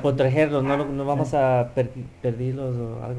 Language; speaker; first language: Spanish; early bilingual, heritage; Spanish